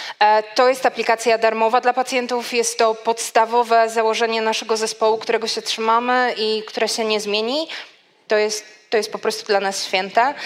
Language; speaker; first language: Polish; native; Polish